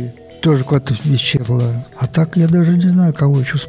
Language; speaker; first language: Russian; native; Russian